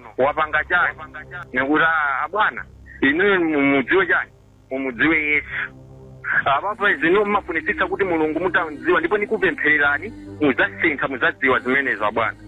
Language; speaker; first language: Nyanja; non-native, local second language; Tumbuka